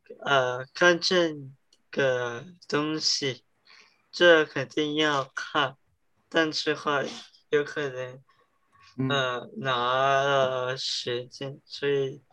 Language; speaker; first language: Chinese; early bilingual, heritage; Chinese